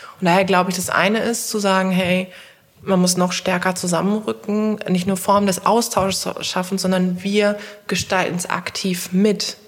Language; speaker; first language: German; early bilingual, other home language; Turkish